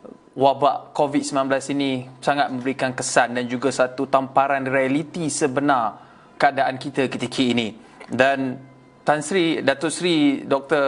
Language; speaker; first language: Malay; native; Malay